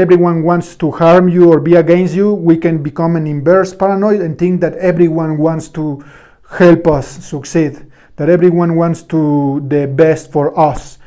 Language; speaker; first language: English; non-native, fluent; Spanish